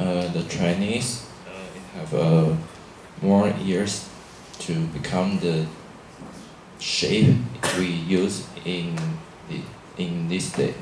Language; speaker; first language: English; non-native, learner; Chinese